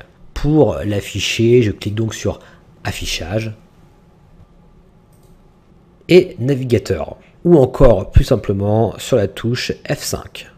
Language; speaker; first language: French; native; French